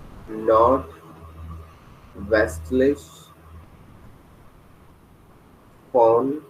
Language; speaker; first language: German; non-native, fluent; Hindi